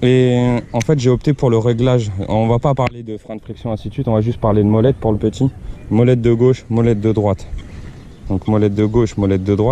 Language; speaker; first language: French; native; French